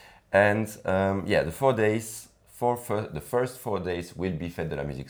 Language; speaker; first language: English; non-native, fluent; French